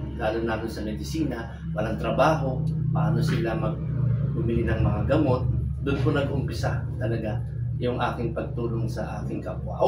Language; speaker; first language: Filipino; non-native, local second language; Iloko